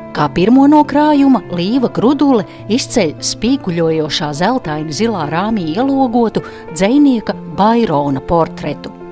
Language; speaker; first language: Latvian; native; Latvian